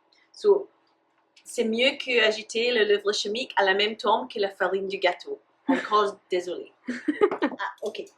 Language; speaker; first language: French; non-native, learner; English